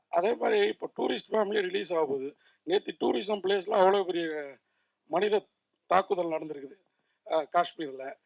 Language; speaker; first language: Tamil; native; Tamil